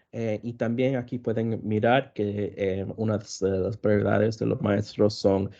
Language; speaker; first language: Spanish; early bilingual, other home language; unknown